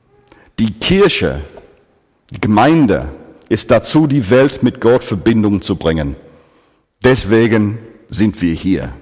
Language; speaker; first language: German; non-native, fluent; English